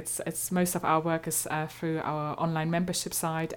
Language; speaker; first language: English; non-native, fluent; German